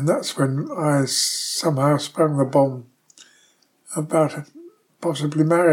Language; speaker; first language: English; native; English